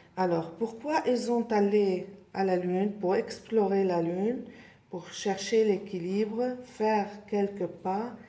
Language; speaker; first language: French; non-native, local second language; Arabic